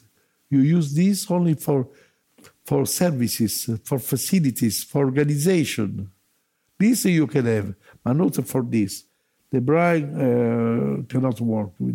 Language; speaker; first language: English; non-native, learner; Italian